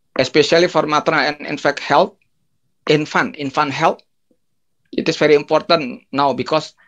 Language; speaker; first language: English; non-native, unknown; Indonesian